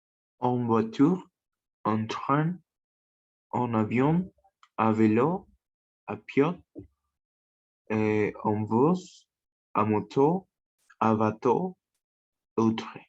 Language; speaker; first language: French; non-native, learner; Spanish